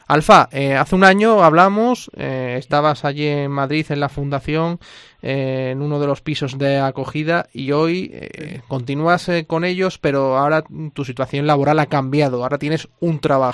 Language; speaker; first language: Spanish; native; Spanish